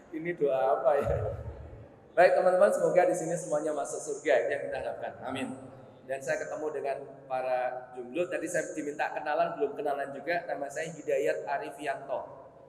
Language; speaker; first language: Indonesian; native; Indonesian